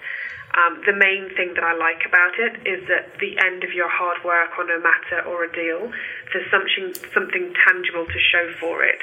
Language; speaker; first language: English; native; English